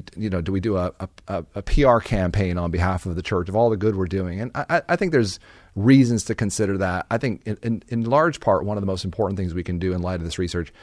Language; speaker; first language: English; native; English